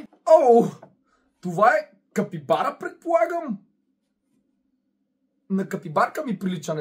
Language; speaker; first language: Bulgarian; native; Bulgarian